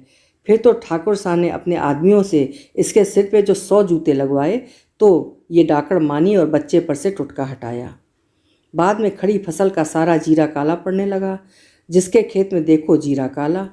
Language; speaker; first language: Hindi; native; Hindi